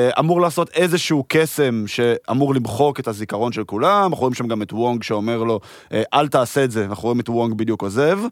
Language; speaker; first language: Hebrew; early bilingual, heritage; Hebrew